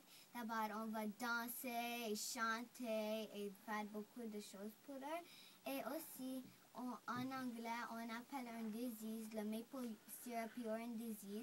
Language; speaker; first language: French; non-native, local second language; English